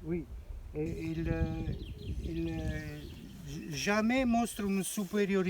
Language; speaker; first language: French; non-native, learner; Italian